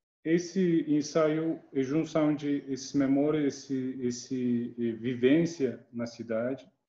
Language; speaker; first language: Portuguese; non-native, learner; Turkish